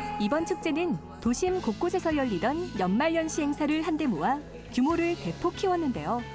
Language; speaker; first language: Korean; native; Korean